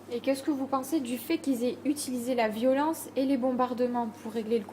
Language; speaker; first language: French; native; French